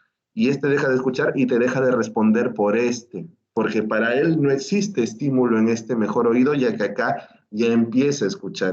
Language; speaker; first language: Spanish; native; Spanish